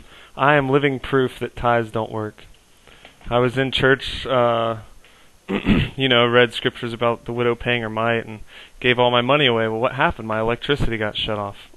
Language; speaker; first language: English; native; English